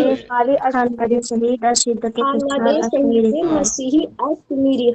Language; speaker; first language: Persian; non-native, learner; Urdu